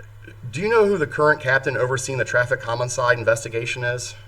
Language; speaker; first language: English; native; English